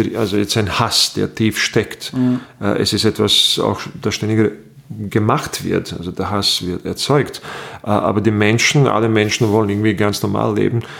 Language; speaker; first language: German; non-native, fluent; Bosnian